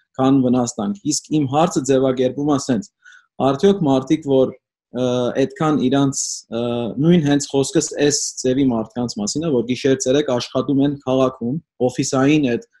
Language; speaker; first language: Armenian; early bilingual, heritage; Armenian